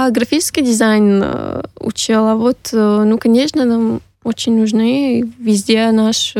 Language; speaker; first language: Russian; non-native, learner; Arabic